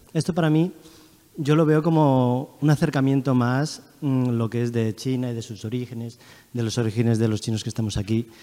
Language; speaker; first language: Spanish; early bilingual, other home language; Chinese